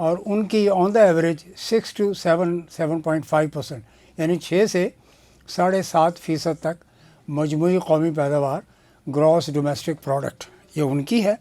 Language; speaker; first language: Urdu; native; Urdu